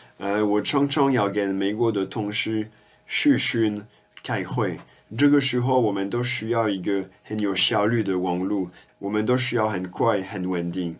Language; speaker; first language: Chinese; non-native, fluent; French